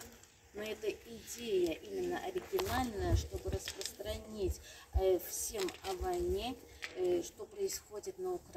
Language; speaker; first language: Russian; non-native, fluent; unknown